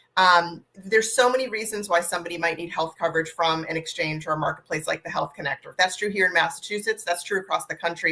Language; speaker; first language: English; native; English